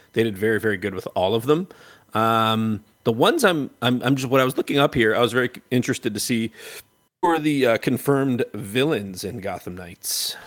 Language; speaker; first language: English; native; English